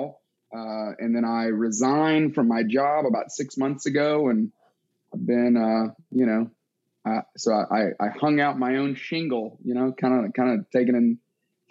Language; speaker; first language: English; native; English